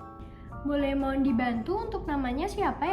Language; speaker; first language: Indonesian; native; Indonesian